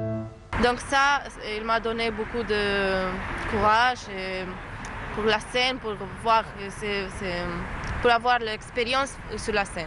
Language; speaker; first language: French; non-native, learner; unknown